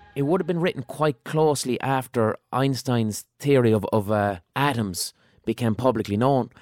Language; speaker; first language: English; native; English